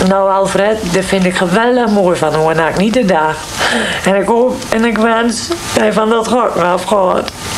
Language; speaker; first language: Dutch; native; Dutch